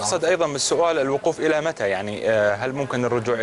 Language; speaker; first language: Arabic; native; Arabic